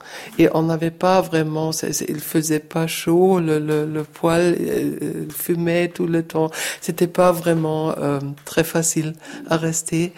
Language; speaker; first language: French; non-native, fluent; German